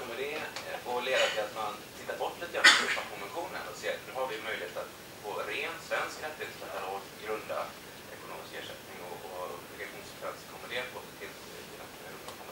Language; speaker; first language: Swedish; native; Swedish